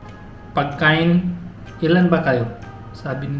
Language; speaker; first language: Filipino; non-native, learner; Hindi